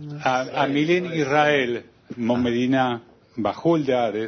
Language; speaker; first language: Hebrew; non-native, learner; Spanish